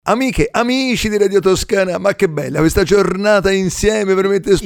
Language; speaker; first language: Italian; native; Italian